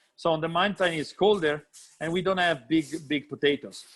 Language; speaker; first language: English; non-native, fluent; Italian